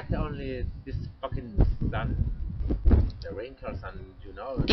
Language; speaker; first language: English; non-native, learner; Spanish